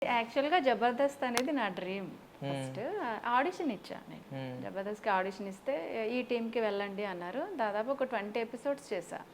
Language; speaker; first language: Telugu; native; Telugu